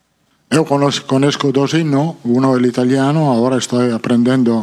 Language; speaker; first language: Portuguese; non-native, fluent; Italian